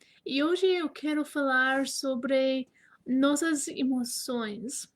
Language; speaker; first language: Portuguese; non-native, fluent; English